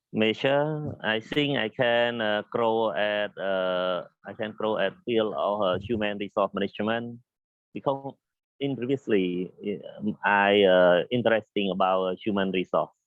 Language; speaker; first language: English; non-native, learner; Khmer